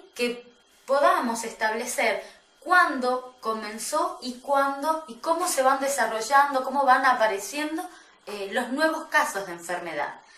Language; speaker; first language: Spanish; native; Spanish